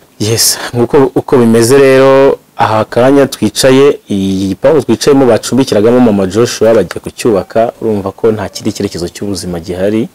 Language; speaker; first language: Kinyarwanda; native; Kinyarwanda